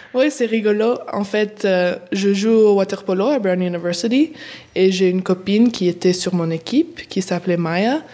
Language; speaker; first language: French; early bilingual, heritage; English